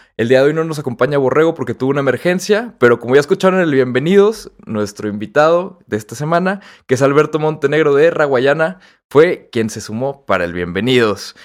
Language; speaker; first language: Spanish; native; Spanish